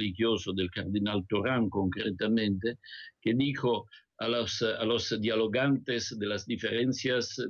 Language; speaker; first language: Spanish; non-native, fluent; Italian